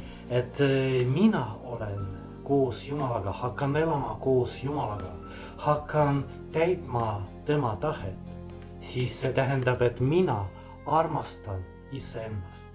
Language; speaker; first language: Estonian; non-native, fluent; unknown